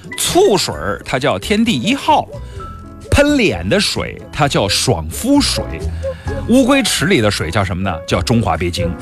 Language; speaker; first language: Chinese; native; Chinese